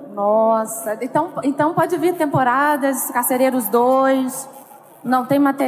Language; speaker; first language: Portuguese; native; Portuguese